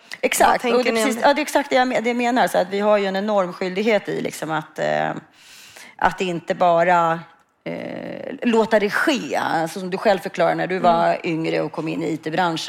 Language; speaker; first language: Swedish; native; Swedish